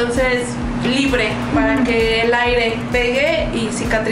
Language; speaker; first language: Spanish; native; Spanish